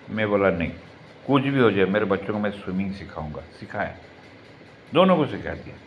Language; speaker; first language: Hindi; non-native, local second language; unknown